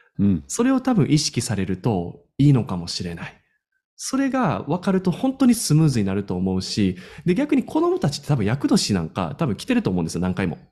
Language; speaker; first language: Japanese; native; Japanese